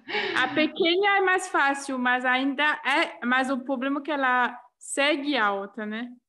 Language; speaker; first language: Portuguese; non-native, fluent; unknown